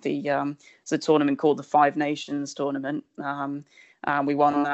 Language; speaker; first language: English; native; English